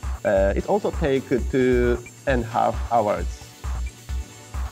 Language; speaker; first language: English; non-native, learner; Japanese